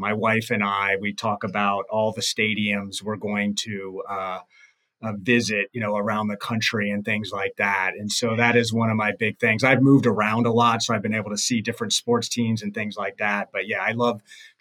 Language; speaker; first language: English; native; English